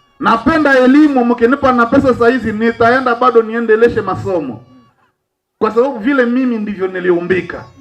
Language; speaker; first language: Swahili; non-native, local second language; Nande